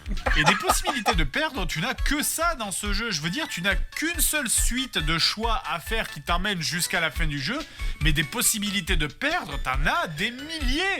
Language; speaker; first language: French; native; French